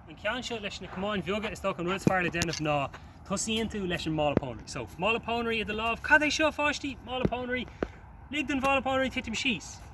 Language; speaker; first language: Irish; non-native, local second language; English